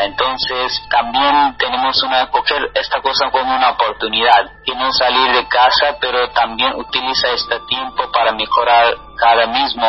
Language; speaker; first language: Spanish; non-native, learner; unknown